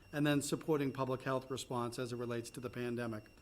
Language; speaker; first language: English; native; English